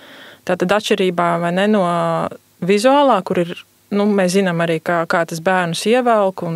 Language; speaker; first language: Latvian; native; Latvian